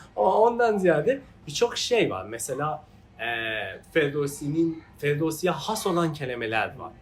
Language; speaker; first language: Turkish; non-native, fluent; Persian